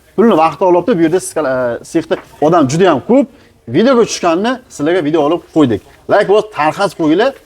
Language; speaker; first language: Uzbek; native; Uzbek